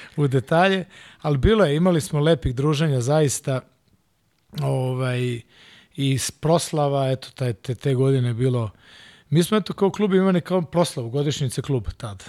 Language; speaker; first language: Serbian; non-native, local second language; Hungarian